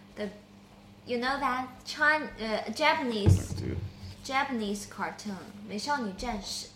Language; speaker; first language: English; non-native, learner; Chinese